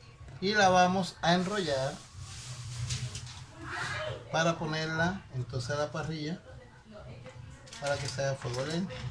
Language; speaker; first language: Spanish; native; Spanish